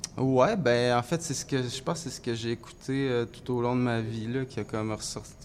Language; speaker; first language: French; native; French